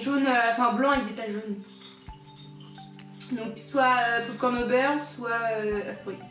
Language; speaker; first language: French; native; French